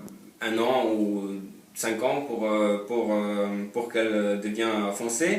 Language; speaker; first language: French; non-native, fluent; Polish